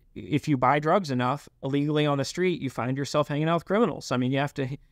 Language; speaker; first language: English; native; English